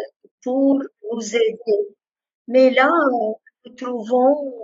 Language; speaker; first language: French; non-native, local second language; Arabic